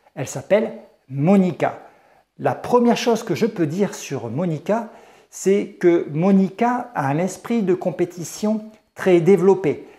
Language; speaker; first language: French; native; French